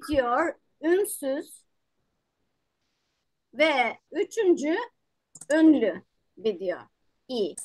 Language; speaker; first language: Turkish; non-native, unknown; Albanian